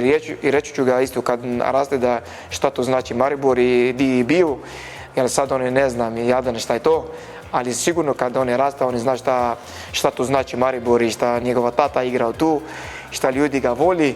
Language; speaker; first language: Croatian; non-native, learner; Arabic